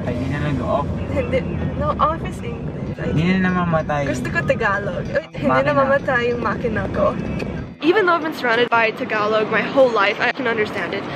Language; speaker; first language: English; native; English